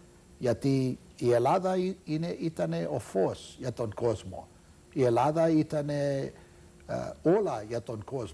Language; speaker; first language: Greek; early bilingual, heritage; Greek